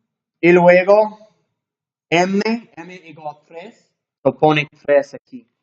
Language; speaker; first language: Spanish; non-native, learner; English